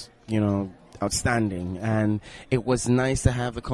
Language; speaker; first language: English; non-native, local second language; Igbo